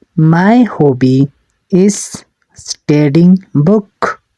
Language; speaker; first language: English; non-native, learner; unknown